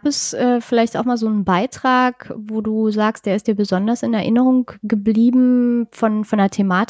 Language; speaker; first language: German; native; German